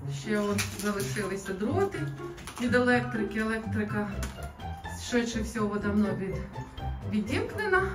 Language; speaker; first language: Ukrainian; native; Ukrainian